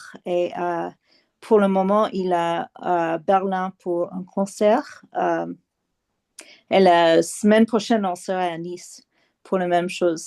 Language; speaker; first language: French; non-native, fluent; English